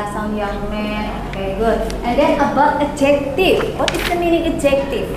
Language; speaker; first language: English; non-native, learner; Indonesian